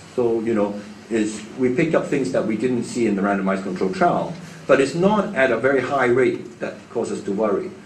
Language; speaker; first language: English; non-native, local second language; Cantonese